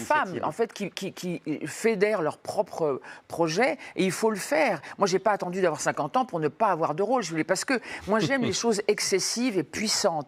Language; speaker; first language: French; native; French